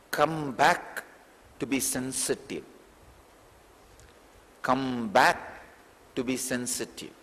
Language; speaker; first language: English; non-native, local second language; Tamil